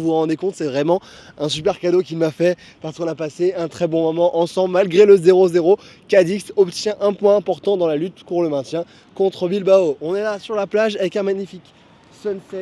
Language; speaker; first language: French; native; French